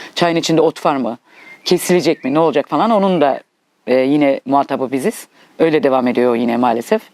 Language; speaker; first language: Turkish; native; Turkish